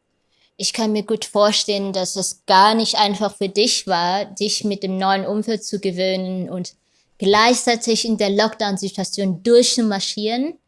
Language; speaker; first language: German; non-native, fluent; Vietnamese